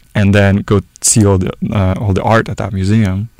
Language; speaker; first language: English; non-native, fluent; Norwegian